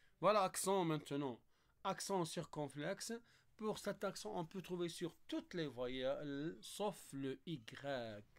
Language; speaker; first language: French; non-native, local second language; Arabic